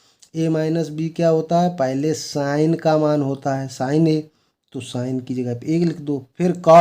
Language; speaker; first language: Hindi; native; Hindi